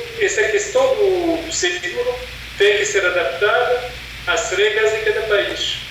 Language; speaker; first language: Portuguese; non-native, fluent; French